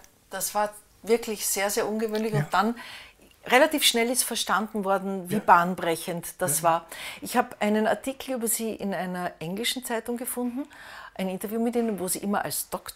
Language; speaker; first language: German; native; German